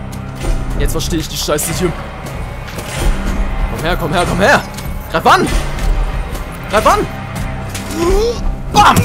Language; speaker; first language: German; native; German